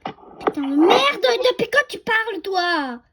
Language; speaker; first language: French; native; French